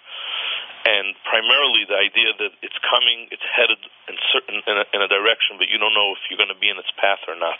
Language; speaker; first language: English; native; English